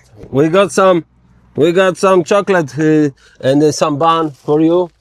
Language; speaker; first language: English; non-native, learner; Polish